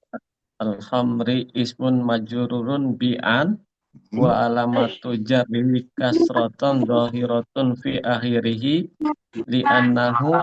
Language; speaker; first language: Arabic; non-native, learner; Indonesian